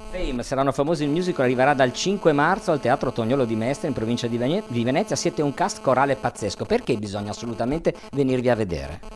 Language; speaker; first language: Italian; native; Italian